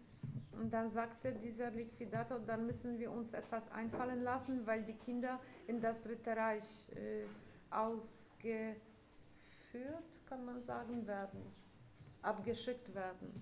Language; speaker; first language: German; non-native, fluent; Polish